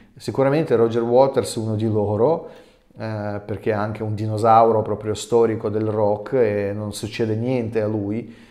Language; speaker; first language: Italian; non-native, fluent; Russian